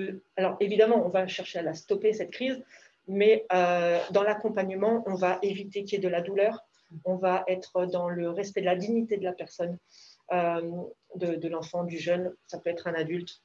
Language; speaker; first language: French; native; French